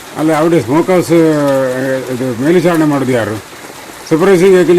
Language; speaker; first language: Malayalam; non-native, local second language; Kannada